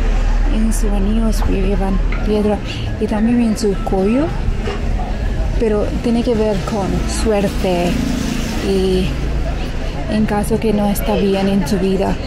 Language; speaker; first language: Spanish; non-native, learner; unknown